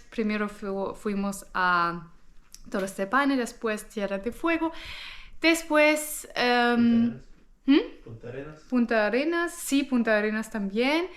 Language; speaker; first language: Spanish; non-native, fluent; German